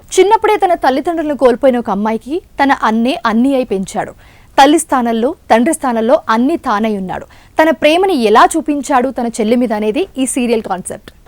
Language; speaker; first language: Telugu; native; Telugu